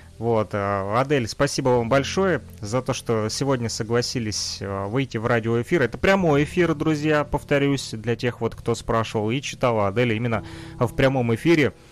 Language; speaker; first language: Russian; native; Russian